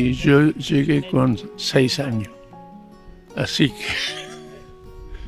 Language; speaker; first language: Spanish; early bilingual, other home language; German